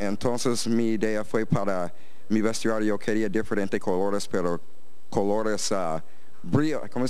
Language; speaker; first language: Spanish; non-native, fluent; English